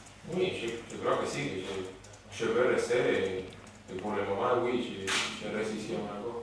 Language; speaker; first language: French; non-native, learner; Spanish